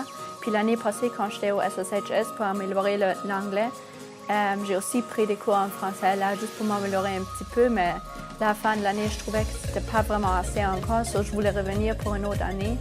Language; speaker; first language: French; non-native, fluent; German